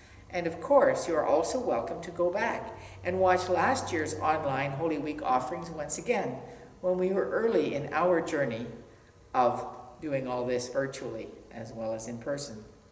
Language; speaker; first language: English; native; English